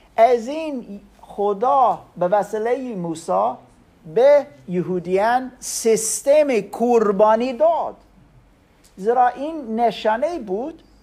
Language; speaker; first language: Persian; non-native, learner; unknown